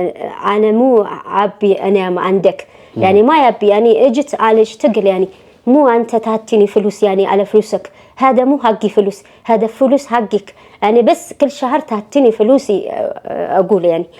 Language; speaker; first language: Arabic; non-native, learner; Amharic